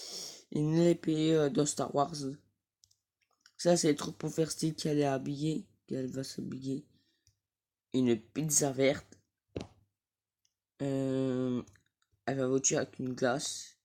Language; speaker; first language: French; native; French